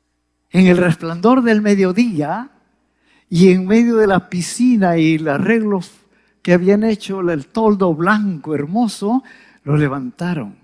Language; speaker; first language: Spanish; native; Spanish